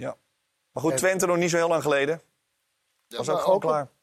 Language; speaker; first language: Dutch; native; Dutch